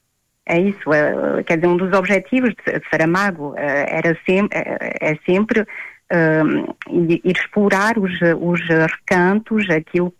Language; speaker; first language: Portuguese; native; Portuguese